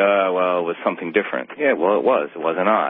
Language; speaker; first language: English; native; English